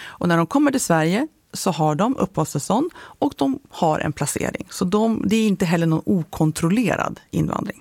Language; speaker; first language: Swedish; native; Swedish